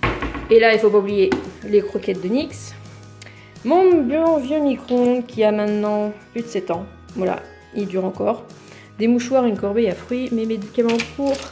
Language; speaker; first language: French; native; French